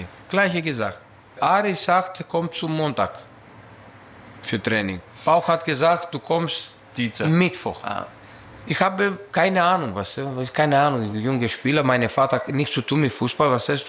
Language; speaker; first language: German; non-native, learner; Greek